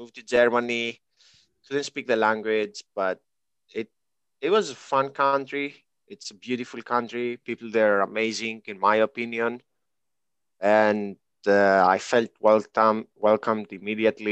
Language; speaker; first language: English; non-native, fluent; Greek